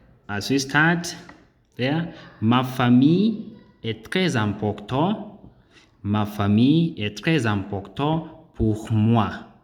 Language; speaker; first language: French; non-native, learner; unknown